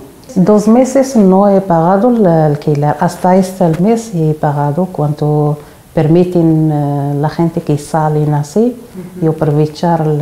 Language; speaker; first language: Spanish; non-native, learner; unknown